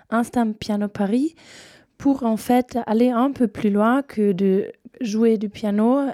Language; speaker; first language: French; non-native, fluent; German